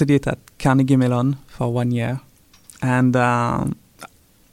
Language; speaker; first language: English; non-native, fluent; French